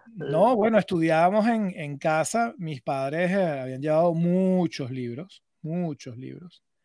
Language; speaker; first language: Spanish; native; Spanish